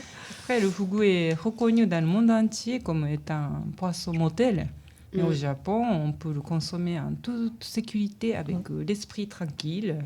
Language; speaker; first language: French; non-native, learner; Japanese